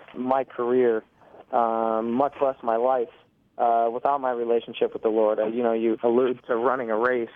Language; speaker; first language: English; native; English